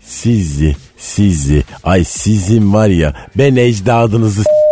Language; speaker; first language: Turkish; native; Turkish